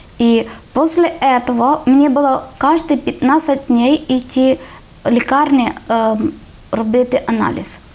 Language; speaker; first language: Ukrainian; non-native, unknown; Malayalam